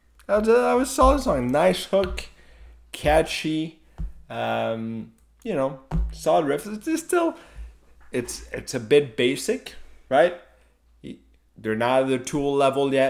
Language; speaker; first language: English; native; English